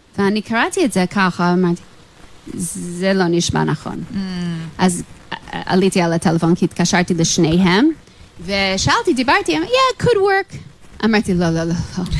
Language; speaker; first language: Hebrew; non-native, fluent; English